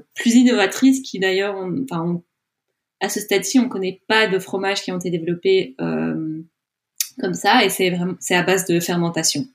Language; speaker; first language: French; native; French